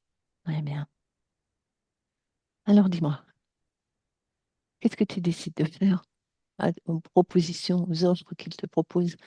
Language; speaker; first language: French; native; French